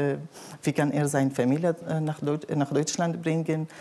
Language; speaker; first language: German; non-native, learner; Arabic